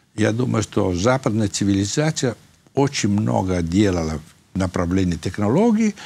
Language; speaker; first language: Russian; non-native, fluent; Italian